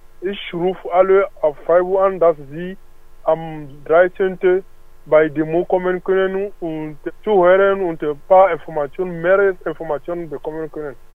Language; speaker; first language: German; non-native, learner; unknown